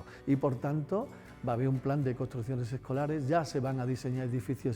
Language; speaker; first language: Spanish; native; Spanish